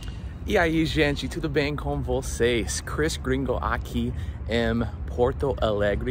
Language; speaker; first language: Portuguese; non-native, fluent; English